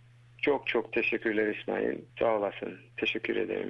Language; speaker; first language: Turkish; early bilingual, heritage; Turkish